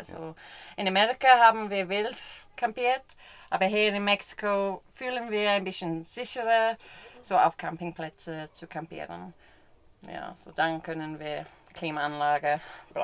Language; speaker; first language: German; non-native, fluent; English